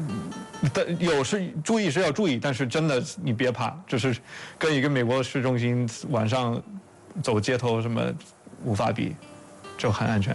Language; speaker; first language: Chinese; non-native, fluent; English